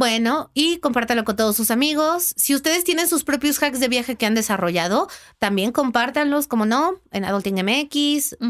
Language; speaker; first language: Spanish; native; Spanish